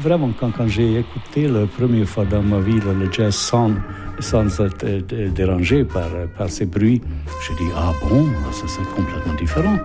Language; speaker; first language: French; non-native, fluent; Hungarian